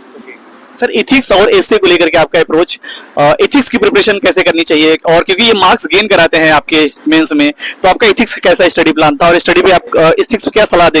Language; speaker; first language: Hindi; native; Hindi